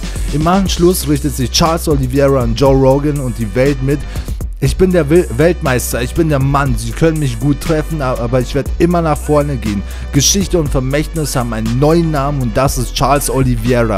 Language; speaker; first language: German; native; German